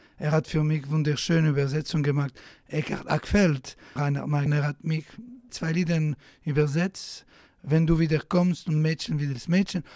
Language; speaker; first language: German; non-native, fluent; Italian